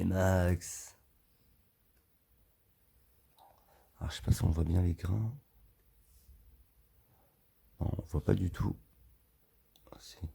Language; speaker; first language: French; native; French